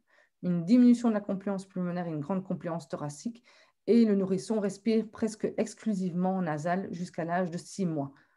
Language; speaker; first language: French; native; French